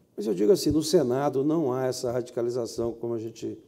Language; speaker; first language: Portuguese; native; Portuguese